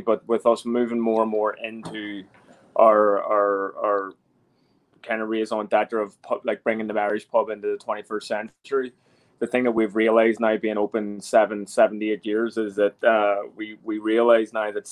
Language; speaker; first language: English; native; English